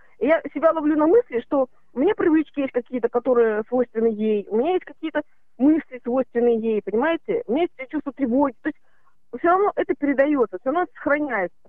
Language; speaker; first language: Russian; native; Russian